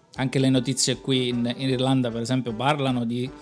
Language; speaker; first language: Italian; native; Italian